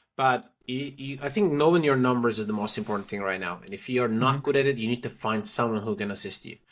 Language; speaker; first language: English; non-native, fluent; Turkish